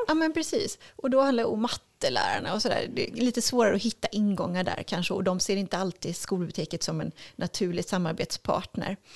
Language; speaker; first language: Swedish; native; Swedish